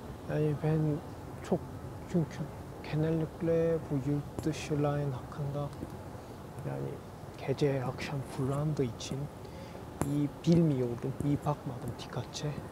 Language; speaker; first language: Turkish; non-native, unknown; Korean